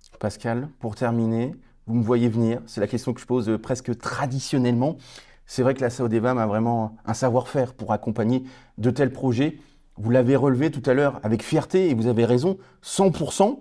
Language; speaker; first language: French; native; French